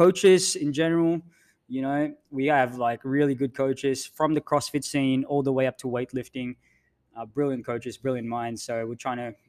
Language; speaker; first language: English; non-native, local second language; Filipino